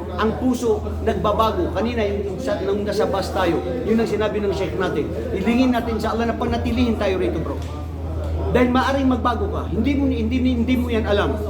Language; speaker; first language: Filipino; non-native, local second language; Maranao